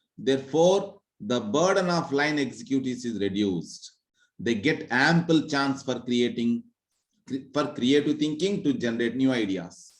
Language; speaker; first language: English; non-native, local second language; Telugu